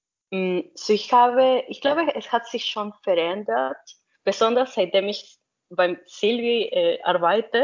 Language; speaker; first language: German; non-native, fluent; Spanish